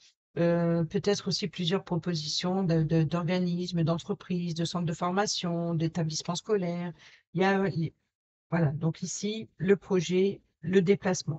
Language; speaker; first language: French; native; French